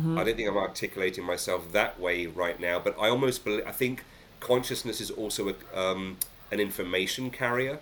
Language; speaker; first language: English; native; English